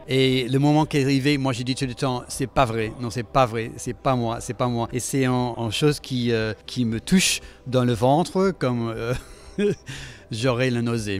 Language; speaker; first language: French; non-native, fluent; English